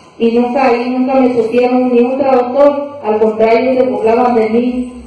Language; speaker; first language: Spanish; non-native, local second language; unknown